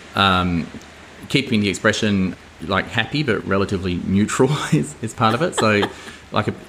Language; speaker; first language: English; native; English